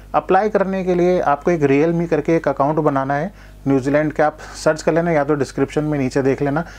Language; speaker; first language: Hindi; non-native, local second language; Gujarati